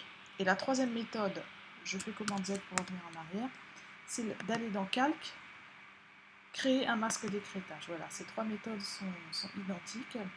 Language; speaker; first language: French; native; French